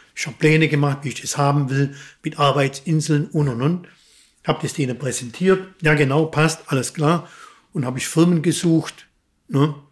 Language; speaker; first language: German; native; German